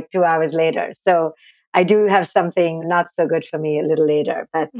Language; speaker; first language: English; non-native, local second language; Hindi